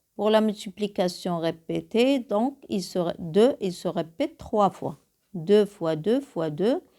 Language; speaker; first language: French; non-native, local second language; Arabic